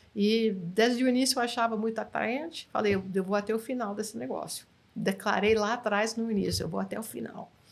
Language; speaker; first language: Portuguese; non-native, fluent; English